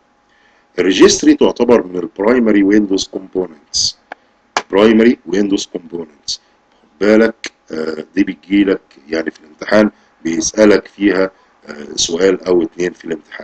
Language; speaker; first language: Arabic; native; Arabic